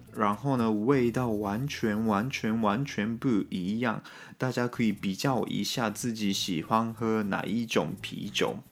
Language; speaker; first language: Chinese; non-native, fluent; Japanese